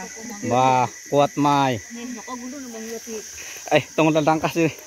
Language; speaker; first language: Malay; non-native, local second language; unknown